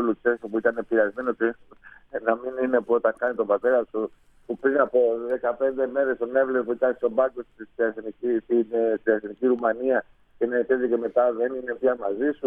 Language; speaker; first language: Greek; non-native, fluent; Spanish